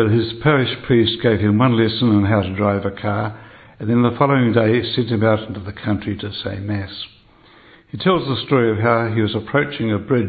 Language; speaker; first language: English; native; English